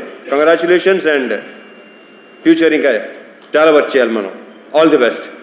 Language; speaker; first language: Telugu; native; Telugu